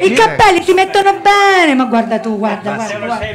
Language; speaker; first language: Italian; native; Italian